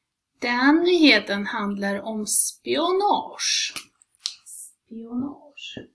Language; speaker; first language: Swedish; non-native, fluent; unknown